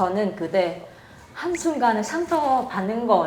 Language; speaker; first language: Korean; non-native, fluent; Vietnamese